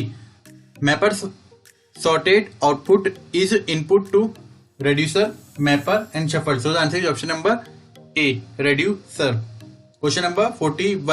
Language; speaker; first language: English; non-native, local second language; Hindi